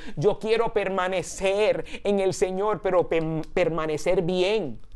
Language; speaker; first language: Spanish; early bilingual, heritage; Spanish